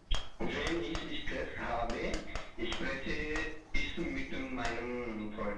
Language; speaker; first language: German; non-native, learner; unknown